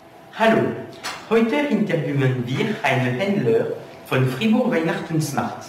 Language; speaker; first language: German; non-native, learner; French